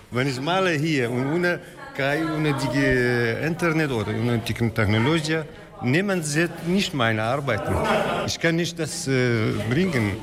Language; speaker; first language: German; non-native, learner; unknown